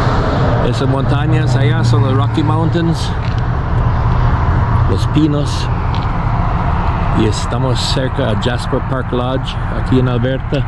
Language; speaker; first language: Spanish; non-native, fluent; English